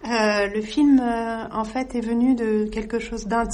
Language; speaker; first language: French; non-native, fluent; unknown